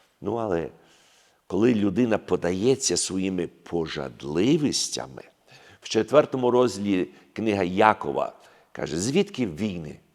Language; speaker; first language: Ukrainian; early bilingual, heritage; Ukrainian